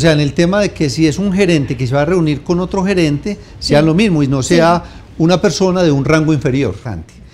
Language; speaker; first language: Spanish; native; Spanish